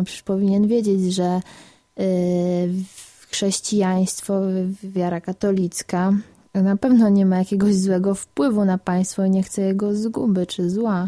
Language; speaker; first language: Polish; native; Polish